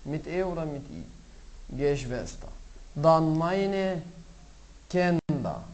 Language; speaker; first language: German; non-native, fluent; Arabic